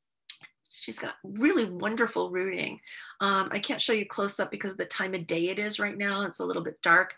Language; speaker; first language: English; native; English